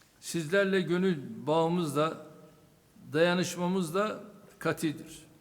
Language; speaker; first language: Turkish; native; Turkish